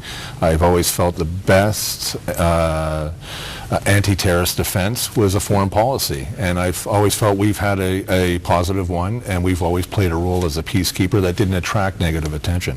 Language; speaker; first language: English; native; English